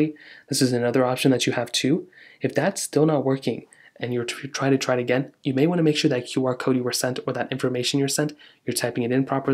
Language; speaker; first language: English; native; English